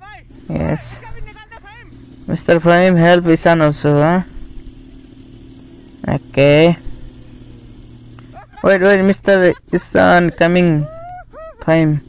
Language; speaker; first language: English; non-native, learner; Nepali